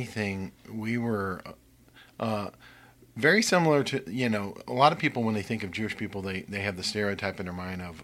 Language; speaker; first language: English; native; English